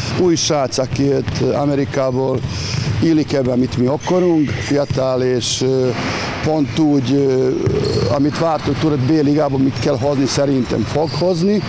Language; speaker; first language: Hungarian; non-native, learner; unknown